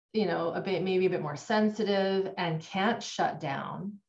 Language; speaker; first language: English; native; English